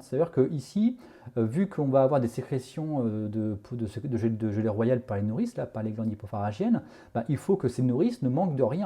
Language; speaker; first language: French; native; French